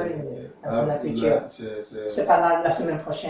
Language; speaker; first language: French; non-native, learner; English